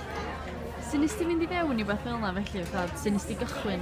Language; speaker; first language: Welsh; native; Welsh